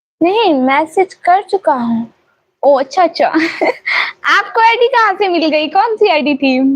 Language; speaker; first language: Urdu; non-native, local second language; Punjabi